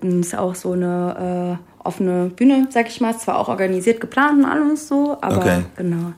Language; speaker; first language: German; early bilingual, other home language; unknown